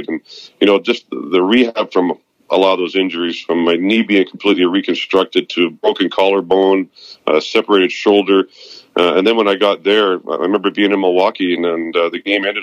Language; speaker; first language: English; native; English